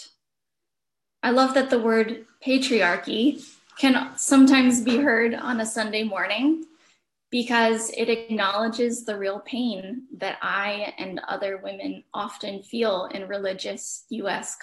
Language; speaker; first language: English; native; English